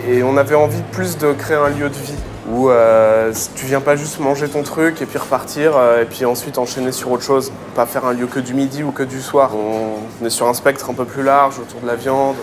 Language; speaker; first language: French; native; French